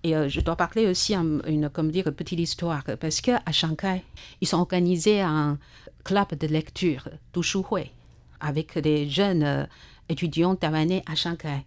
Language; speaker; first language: French; non-native, learner; Chinese